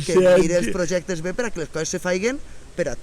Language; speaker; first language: Catalan; native; Catalan